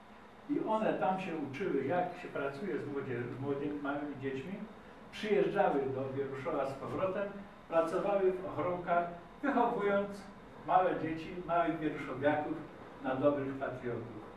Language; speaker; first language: Polish; native; Polish